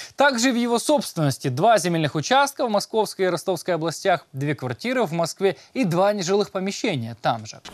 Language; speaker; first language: Russian; native; Russian